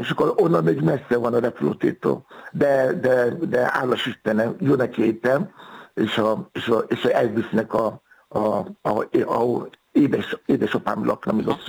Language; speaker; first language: Hungarian; non-native, fluent; Yoruba